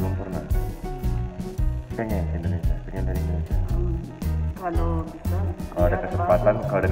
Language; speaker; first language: Indonesian; non-native, learner; Amharic